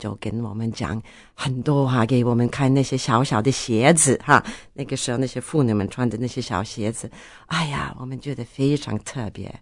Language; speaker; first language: Chinese; non-native, fluent; Norwegian